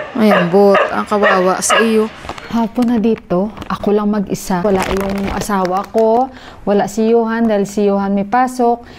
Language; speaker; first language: Filipino; native; Filipino